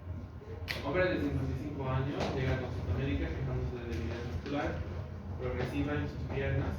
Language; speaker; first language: Spanish; native; Spanish